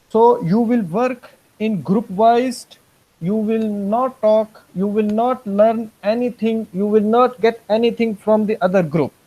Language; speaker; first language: English; non-native, fluent; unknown